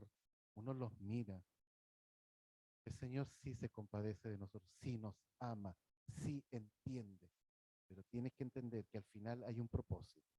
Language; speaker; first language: Spanish; native; Spanish